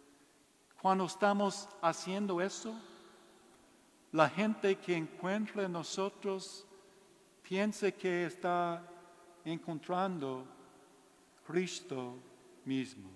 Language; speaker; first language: Spanish; non-native, learner; English